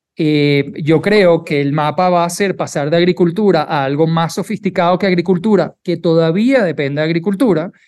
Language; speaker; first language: Spanish; native; Spanish